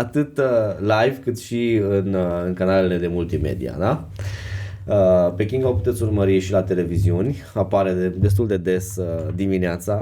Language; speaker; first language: Romanian; native; Romanian